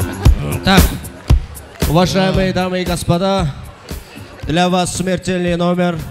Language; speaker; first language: Russian; non-native, local second language; Kyrgyz